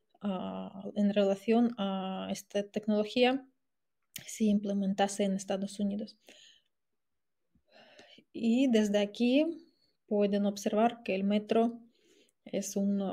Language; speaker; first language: Spanish; non-native, fluent; Russian